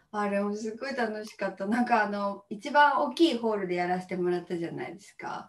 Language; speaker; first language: Japanese; native; Japanese